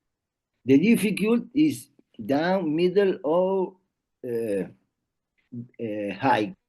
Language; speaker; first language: English; non-native, learner; Spanish